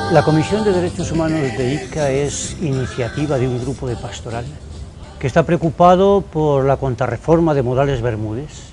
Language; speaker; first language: Spanish; native; Spanish